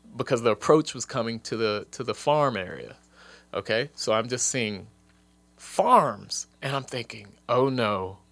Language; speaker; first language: English; native; English